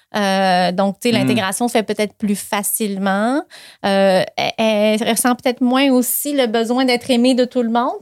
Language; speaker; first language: French; native; French